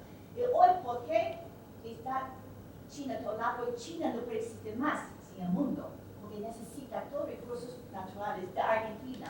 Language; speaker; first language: Spanish; non-native, learner; Chinese